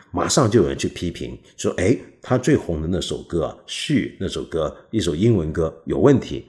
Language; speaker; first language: Chinese; non-native, local second language; Cantonese